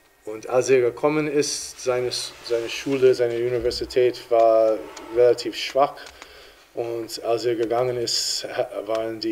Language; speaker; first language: German; non-native, fluent; English